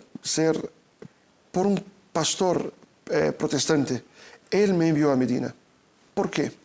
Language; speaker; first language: Spanish; non-native, fluent; Portuguese